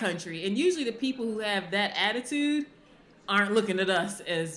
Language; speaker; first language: English; native; English